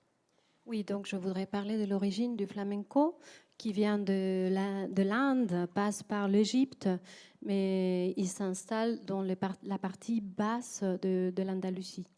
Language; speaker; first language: French; non-native, fluent; Spanish